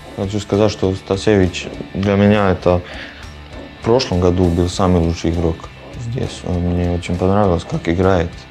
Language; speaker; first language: Russian; non-native, learner; Serbian